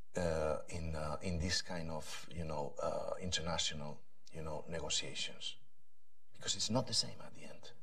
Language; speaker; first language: English; non-native, fluent; Spanish